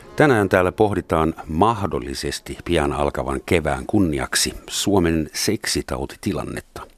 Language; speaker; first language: Finnish; non-native, fluent; Russian